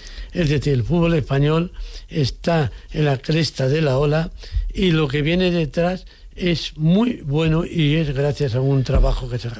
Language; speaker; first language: Spanish; native; Spanish